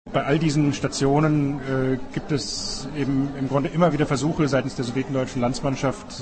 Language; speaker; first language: German; native; German